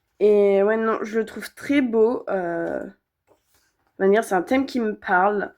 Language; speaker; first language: French; native; French